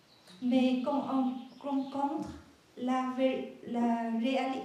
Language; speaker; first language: French; non-native, learner; Vietnamese